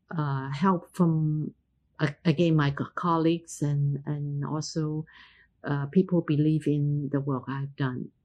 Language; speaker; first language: English; non-native, local second language; Cantonese